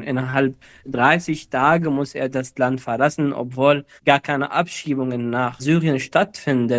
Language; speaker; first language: German; non-native, fluent; Arabic